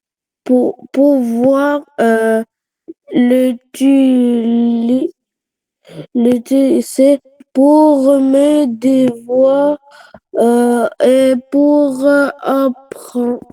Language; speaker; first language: French; non-native, local second language; Arabic